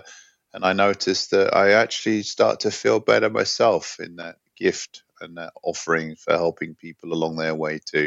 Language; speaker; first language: English; native; English